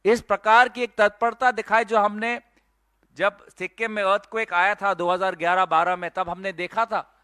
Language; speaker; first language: Hindi; non-native, local second language; Assamese